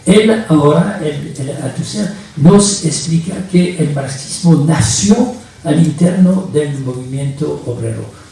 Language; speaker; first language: Spanish; non-native, fluent; French